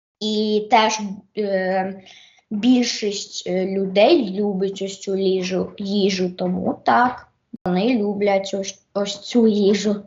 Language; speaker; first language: Ukrainian; early bilingual, heritage; Ukrainian